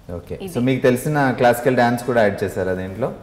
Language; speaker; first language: Telugu; native; Telugu